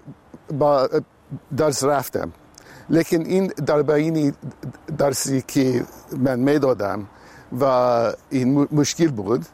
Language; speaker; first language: Persian; non-native, learner; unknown